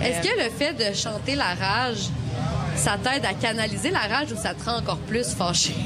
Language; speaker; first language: French; native; French